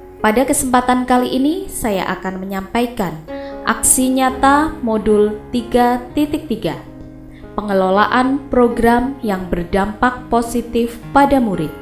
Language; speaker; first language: Indonesian; non-native, local second language; Javanese